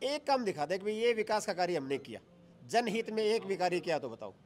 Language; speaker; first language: Hindi; native; Hindi